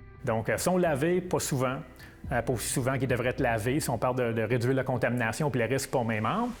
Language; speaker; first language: French; native; French